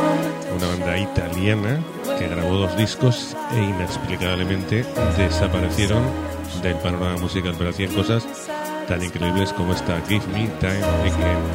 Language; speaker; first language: Spanish; native; Spanish